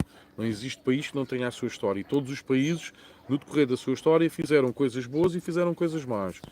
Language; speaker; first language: Portuguese; native; Portuguese